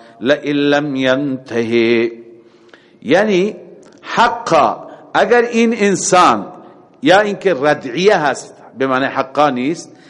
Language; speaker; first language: Persian; native; Persian